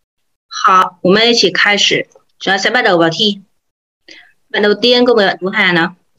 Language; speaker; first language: Chinese; non-native, fluent; Vietnamese